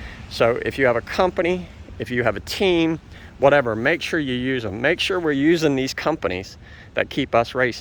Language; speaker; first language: English; native; English